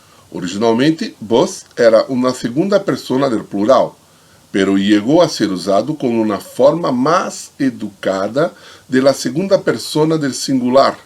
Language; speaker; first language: Spanish; non-native, fluent; Portuguese